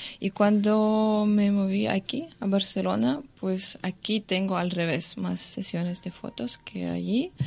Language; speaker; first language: Spanish; non-native, fluent; Russian